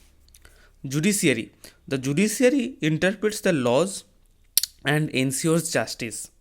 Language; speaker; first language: English; non-native, local second language; Hindi